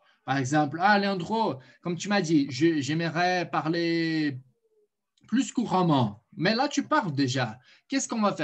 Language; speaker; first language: French; non-native, fluent; Portuguese